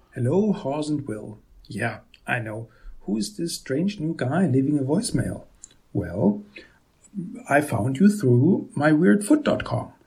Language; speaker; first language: English; non-native, fluent; German